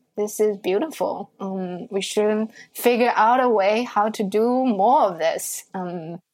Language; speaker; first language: English; non-native, fluent; Chinese